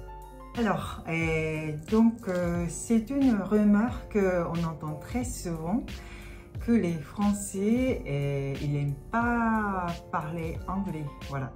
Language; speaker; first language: French; non-native, fluent; Japanese